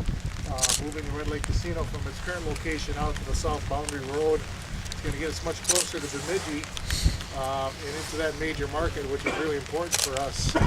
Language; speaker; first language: English; native; English